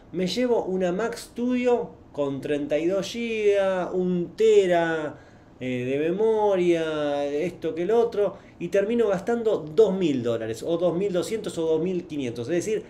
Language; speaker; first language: Spanish; native; Spanish